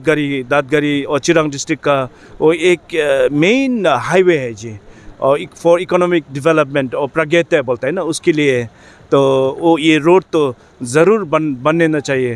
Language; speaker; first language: Hindi; non-native, learner; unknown